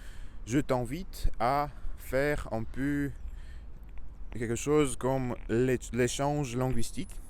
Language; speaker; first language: French; non-native, learner; Russian